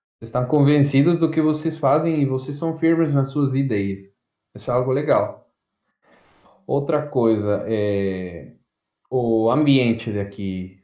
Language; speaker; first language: Portuguese; non-native, fluent; Spanish